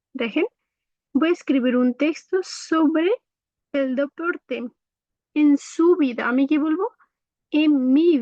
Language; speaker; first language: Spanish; non-native, fluent; Bangla